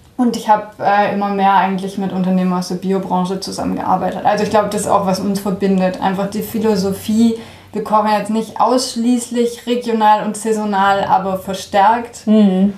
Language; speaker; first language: German; early bilingual, heritage; German